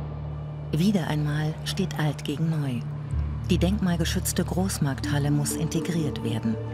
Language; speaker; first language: German; native; German